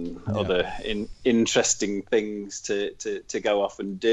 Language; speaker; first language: English; native; English